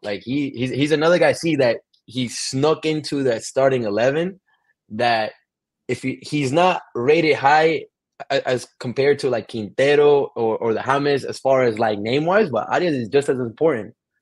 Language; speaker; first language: English; early bilingual, other home language; Spanish